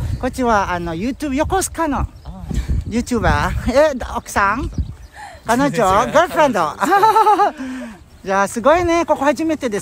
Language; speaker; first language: Japanese; non-native, learner; Filipino